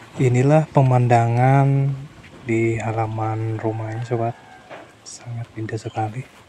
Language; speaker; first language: Malay; non-native, local second language; Sundanese